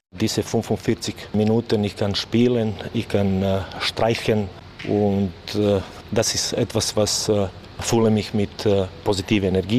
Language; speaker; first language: German; non-native, learner; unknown